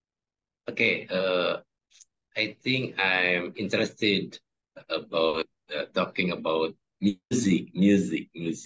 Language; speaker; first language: English; non-native, fluent; Indonesian